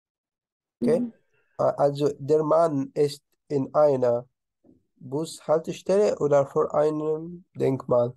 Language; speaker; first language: German; non-native, learner; Arabic